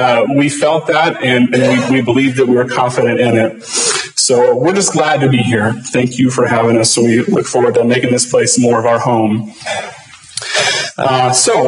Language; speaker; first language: English; native; English